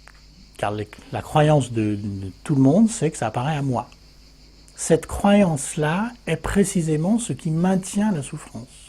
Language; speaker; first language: French; native; French